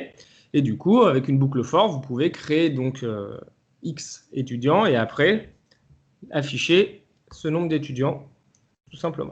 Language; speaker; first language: French; native; French